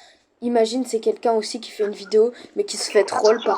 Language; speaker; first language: French; native; French